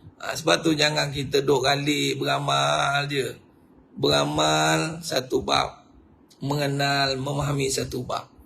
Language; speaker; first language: Malay; native; Malay